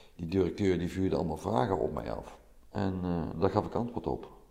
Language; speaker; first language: Dutch; native; Dutch